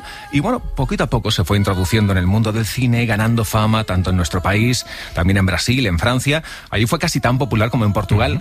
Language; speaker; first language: Spanish; native; Spanish